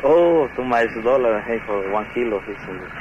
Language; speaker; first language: English; non-native, learner; Spanish